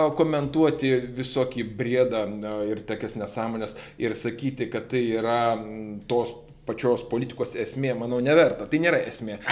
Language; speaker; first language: Lithuanian; non-native, local second language; Russian